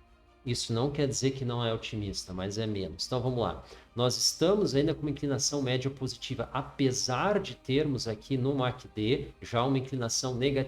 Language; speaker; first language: Portuguese; native; Portuguese